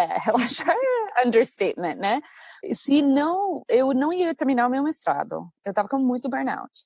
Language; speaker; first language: Portuguese; non-native, fluent; English